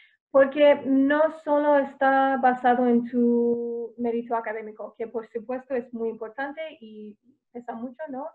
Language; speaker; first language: Spanish; non-native, fluent; English